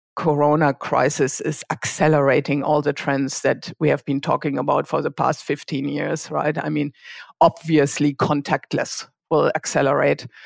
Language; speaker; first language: English; non-native, fluent; German